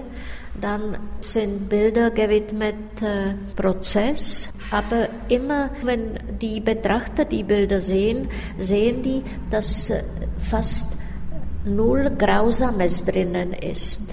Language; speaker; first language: German; non-native, fluent; Czech